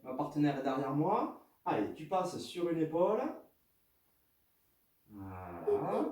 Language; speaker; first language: French; native; French